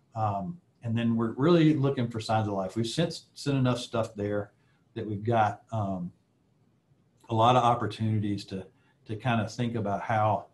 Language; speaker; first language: English; native; English